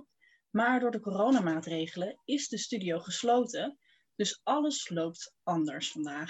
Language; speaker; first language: Dutch; native; Dutch